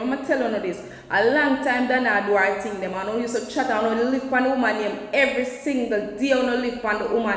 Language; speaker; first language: English; non-native, local second language; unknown